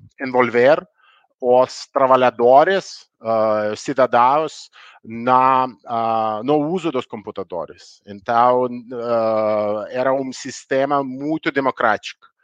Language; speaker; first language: Portuguese; non-native, learner; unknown